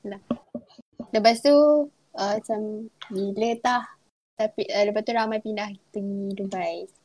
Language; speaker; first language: Malay; native; Malay